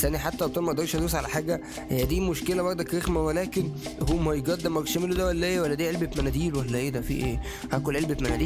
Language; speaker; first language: Arabic; native; Arabic